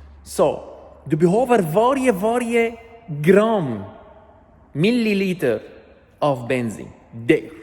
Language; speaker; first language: Swedish; non-native, learner; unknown